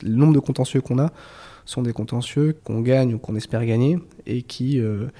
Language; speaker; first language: French; native; French